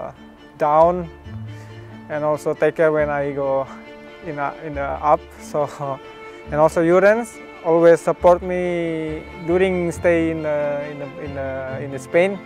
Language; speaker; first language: English; non-native, learner; Indonesian